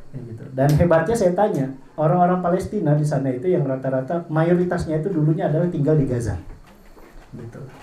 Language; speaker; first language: Indonesian; non-native, local second language; Madurese